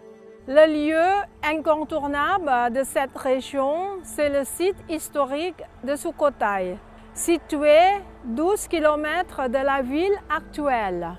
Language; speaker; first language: French; non-native, fluent; Thai